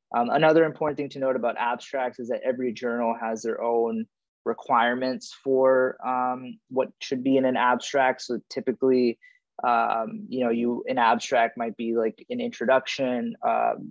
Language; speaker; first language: English; native; English